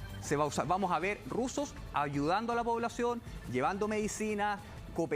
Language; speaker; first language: Spanish; native; Spanish